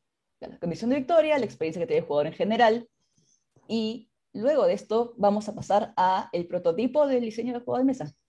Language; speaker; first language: Spanish; native; Spanish